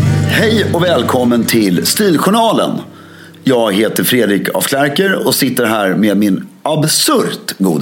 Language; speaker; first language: Swedish; native; Swedish